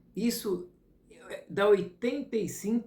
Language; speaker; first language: Portuguese; native; Portuguese